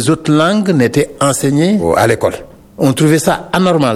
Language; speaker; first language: French; non-native, local second language; Wolof